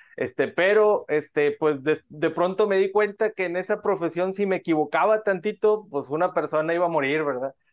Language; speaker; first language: Spanish; native; Spanish